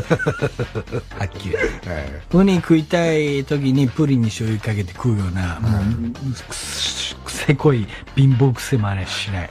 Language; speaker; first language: Japanese; native; Japanese